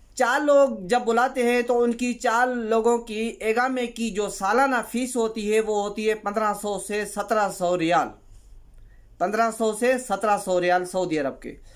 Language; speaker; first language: Urdu; non-native, local second language; Sindhi